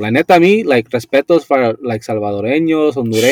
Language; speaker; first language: Spanish; early bilingual, heritage; Spanish